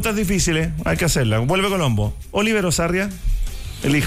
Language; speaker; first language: Spanish; native; Spanish